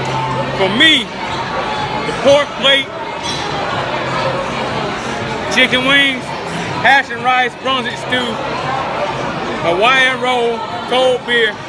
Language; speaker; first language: English; native; English